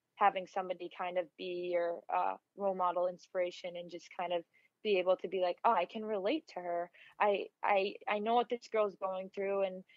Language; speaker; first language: English; native; English